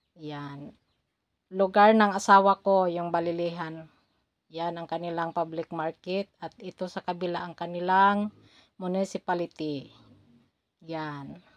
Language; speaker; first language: Filipino; non-native, local second language; Cebuano